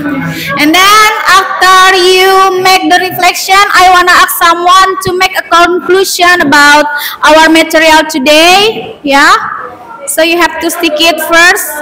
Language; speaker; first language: English; non-native, learner; Indonesian